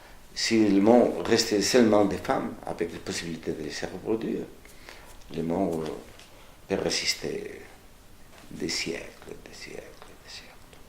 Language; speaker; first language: French; non-native, fluent; Spanish